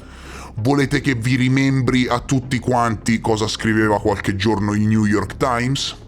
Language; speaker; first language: Italian; native; Italian